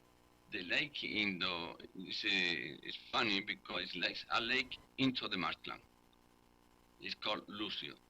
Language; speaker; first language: English; non-native, learner; Spanish